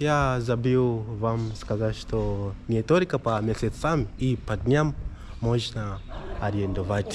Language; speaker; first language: Russian; non-native, learner; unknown